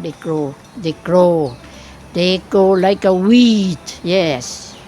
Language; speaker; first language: English; non-native, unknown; Thai